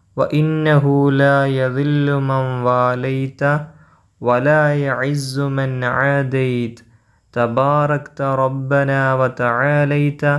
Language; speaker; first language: Arabic; non-native, fluent; Malayalam